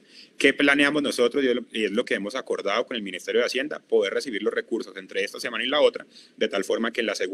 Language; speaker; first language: Spanish; native; Spanish